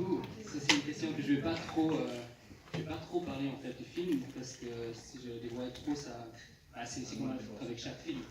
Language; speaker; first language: French; non-native, fluent; Luxembourgish